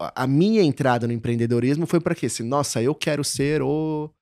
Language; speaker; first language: Portuguese; native; Portuguese